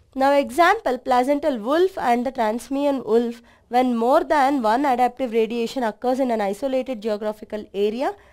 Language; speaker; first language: English; non-native, local second language; Kannada